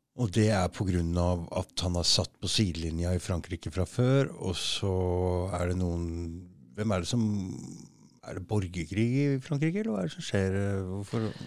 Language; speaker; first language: Norwegian; native; Norwegian